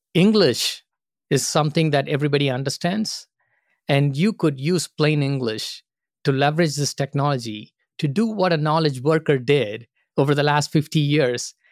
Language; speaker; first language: English; non-native, local second language; Tamil